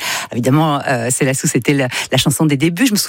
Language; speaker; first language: French; native; French